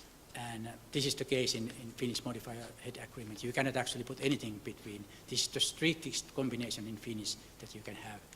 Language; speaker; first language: English; non-native, fluent; Finnish